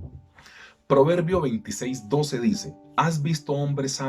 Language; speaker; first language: Spanish; native; Spanish